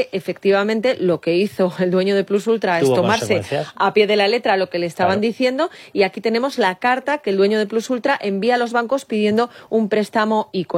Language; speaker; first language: Spanish; native; Spanish